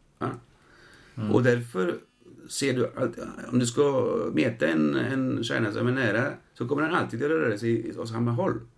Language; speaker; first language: Swedish; non-native, fluent; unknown